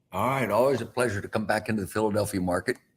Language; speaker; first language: English; native; English